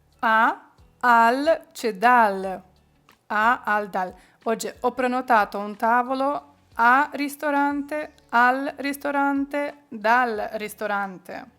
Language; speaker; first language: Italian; non-native, fluent; Ukrainian